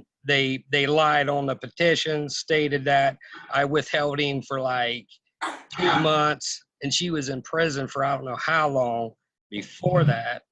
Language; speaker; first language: English; native; English